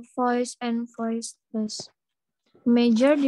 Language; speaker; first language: English; non-native, learner; Indonesian